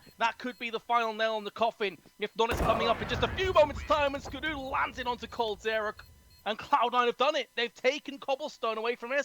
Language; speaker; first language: English; native; English